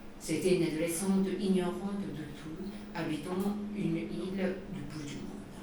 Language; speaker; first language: French; non-native, fluent; Japanese